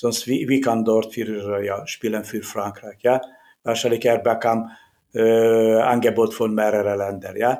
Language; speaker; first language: German; non-native, learner; Hungarian